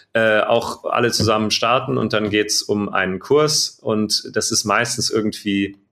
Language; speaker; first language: German; native; German